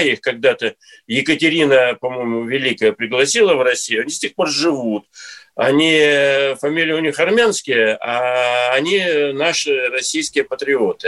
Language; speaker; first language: Russian; native; Russian